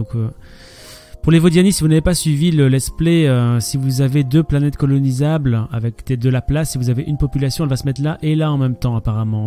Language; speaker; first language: French; native; French